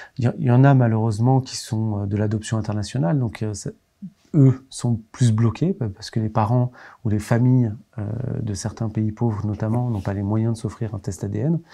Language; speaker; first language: French; native; French